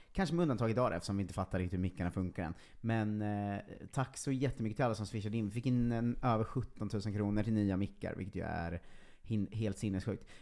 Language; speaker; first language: Swedish; native; Swedish